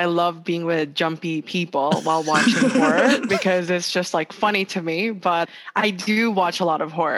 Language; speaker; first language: English; non-native, local second language; Hiligaynon